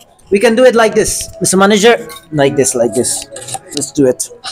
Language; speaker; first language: English; non-native, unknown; Persian